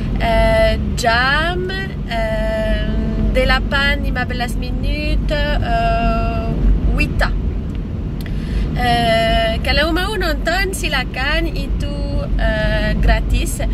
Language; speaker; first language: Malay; non-native, learner; French